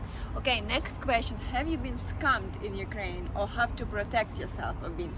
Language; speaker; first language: English; non-native, fluent; Ukrainian